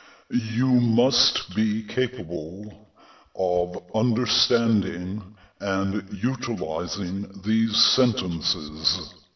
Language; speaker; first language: English; native; English